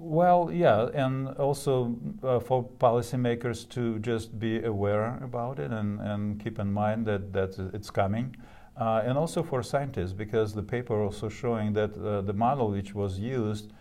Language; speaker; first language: English; non-native, fluent; Russian